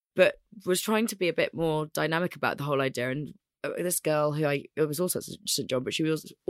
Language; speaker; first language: English; native; English